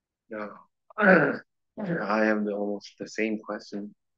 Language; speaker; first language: English; non-native, fluent; Korean